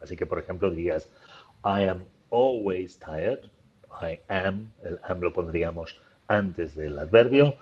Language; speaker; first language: Spanish; native; Spanish